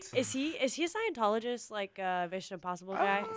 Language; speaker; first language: English; native; English